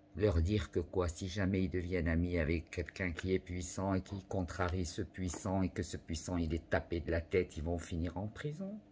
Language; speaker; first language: French; non-native, local second language; Arabic